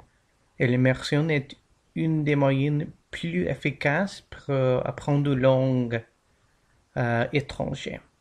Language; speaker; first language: French; non-native, learner; English